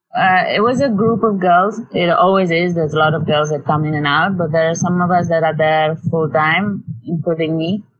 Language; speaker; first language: English; non-native, local second language; Tamil